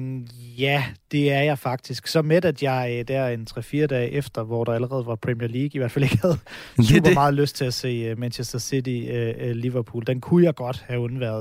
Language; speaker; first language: Danish; native; Danish